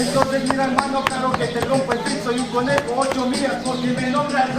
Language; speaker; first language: Spanish; native; Spanish